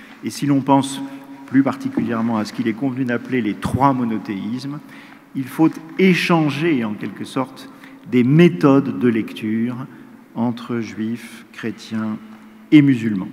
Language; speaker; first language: French; native; French